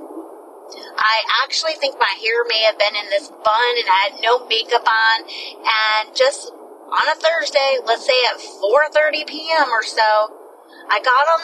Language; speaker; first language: English; native; English